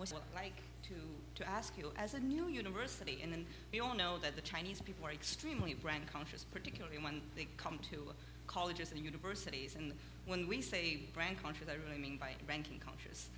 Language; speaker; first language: English; non-native, fluent; Chinese